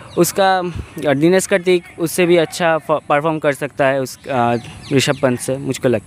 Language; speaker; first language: Hindi; non-native, local second language; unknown